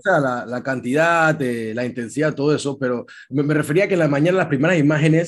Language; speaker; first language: Spanish; native; Spanish